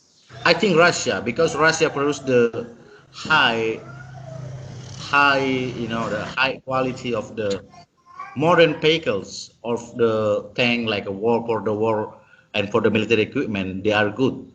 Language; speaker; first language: English; non-native, learner; Indonesian